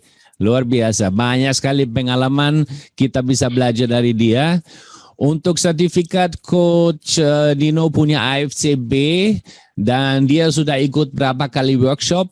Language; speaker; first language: Indonesian; non-native, learner; German